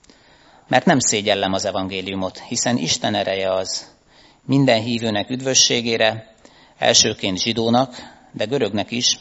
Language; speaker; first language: Hungarian; native; Hungarian